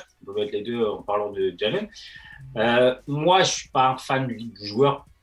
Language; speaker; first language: French; native; French